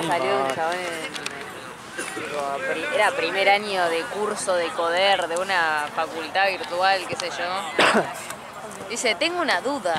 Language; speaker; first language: Spanish; native; Spanish